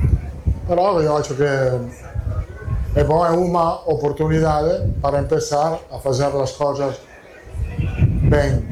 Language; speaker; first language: Portuguese; non-native, fluent; Italian